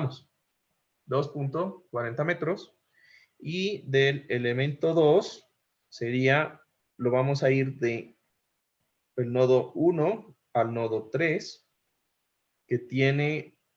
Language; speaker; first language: Spanish; native; Spanish